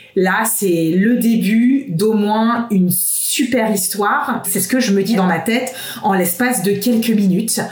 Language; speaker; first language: French; native; French